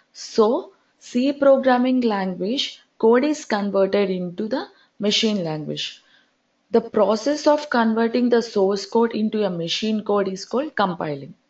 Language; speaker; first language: English; non-native, local second language; Telugu